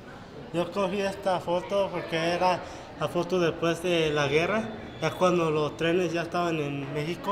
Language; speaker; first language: Spanish; early bilingual, other home language; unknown